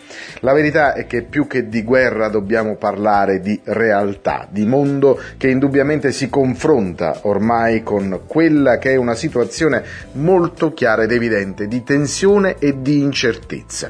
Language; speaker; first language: Italian; native; Italian